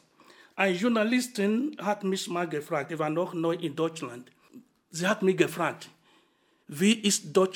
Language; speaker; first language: German; non-native, fluent; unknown